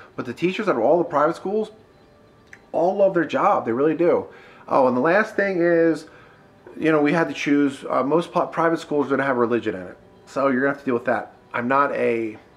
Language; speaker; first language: English; native; English